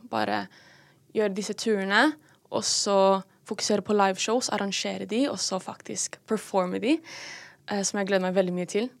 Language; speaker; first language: Norwegian; early bilingual, other home language; Filipino